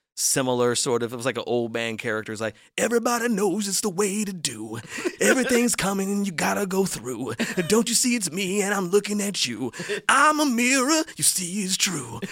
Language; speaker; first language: English; native; English